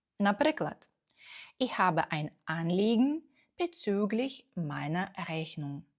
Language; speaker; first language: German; non-native, fluent; Ukrainian